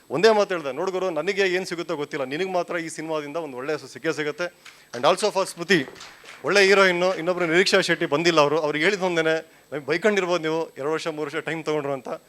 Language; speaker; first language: Kannada; native; Kannada